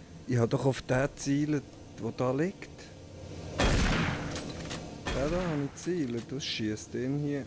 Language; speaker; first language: German; native; German